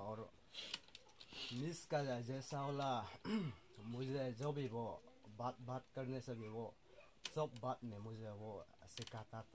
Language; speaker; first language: Hindi; non-native, local second language; Adi